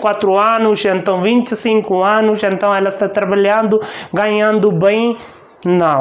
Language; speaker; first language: Portuguese; non-native, learner; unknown